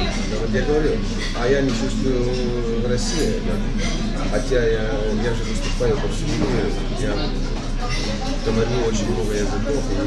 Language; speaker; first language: Russian; non-native, fluent; Estonian